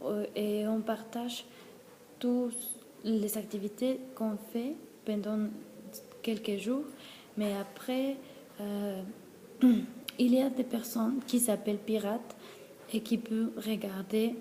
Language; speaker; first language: French; non-native, learner; Spanish